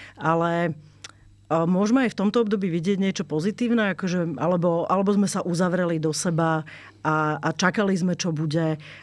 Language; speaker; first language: Slovak; native; Slovak